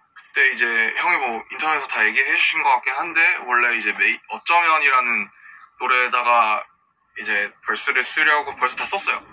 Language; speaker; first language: Korean; native; Korean